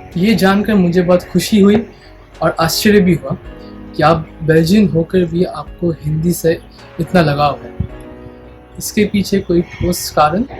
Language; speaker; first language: Hindi; native; Hindi